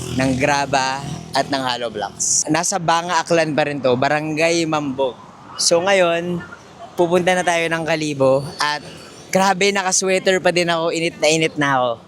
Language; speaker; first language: Filipino; non-native, local second language; Aklanon